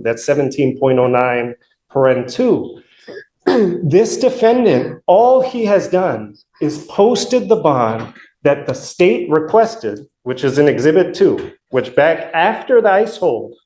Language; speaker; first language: English; native; English